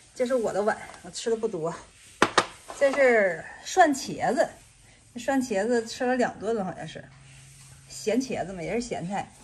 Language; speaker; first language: Chinese; native; Chinese